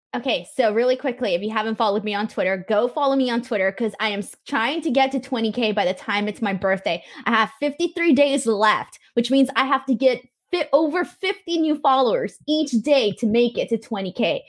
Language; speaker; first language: English; native; English